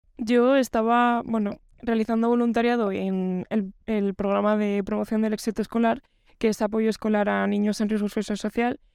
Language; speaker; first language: Spanish; native; Spanish